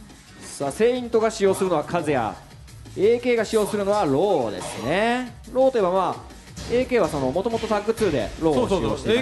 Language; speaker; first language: Japanese; native; Japanese